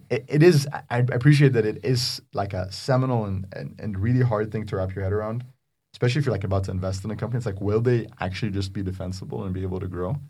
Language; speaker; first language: English; non-native, fluent; Arabic